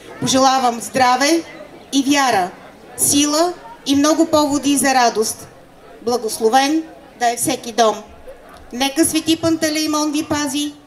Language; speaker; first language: Bulgarian; native; Bulgarian